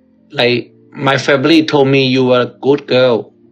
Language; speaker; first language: English; non-native, learner; Thai